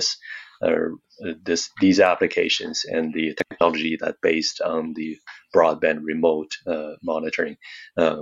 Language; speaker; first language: English; non-native, fluent; Chinese